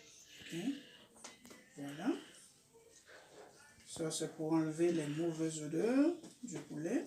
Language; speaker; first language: French; non-native, local second language; Haitian Creole